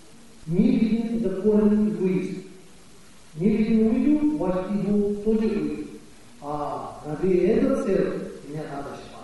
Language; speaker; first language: Russian; non-native, learner; Tibetan